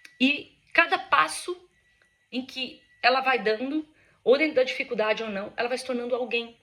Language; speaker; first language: Portuguese; native; Portuguese